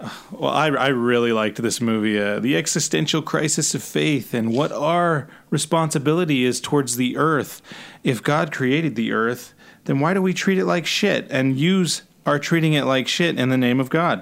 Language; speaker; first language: English; native; English